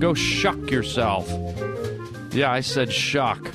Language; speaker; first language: English; native; English